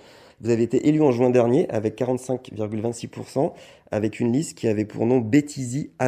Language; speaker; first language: French; native; French